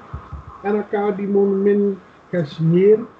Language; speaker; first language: Arabic; non-native, learner; English